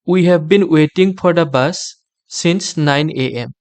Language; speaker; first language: English; non-native, local second language; Assamese